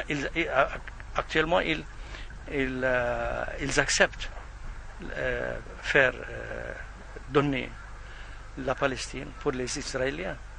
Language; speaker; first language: French; non-native, fluent; Arabic